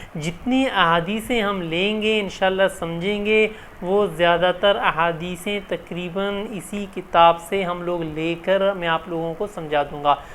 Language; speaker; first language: Urdu; non-native, local second language; Baluchi